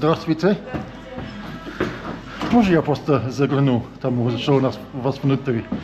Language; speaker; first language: Russian; non-native, learner; English